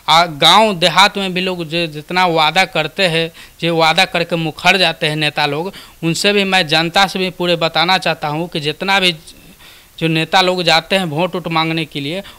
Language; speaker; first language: Hindi; native; Hindi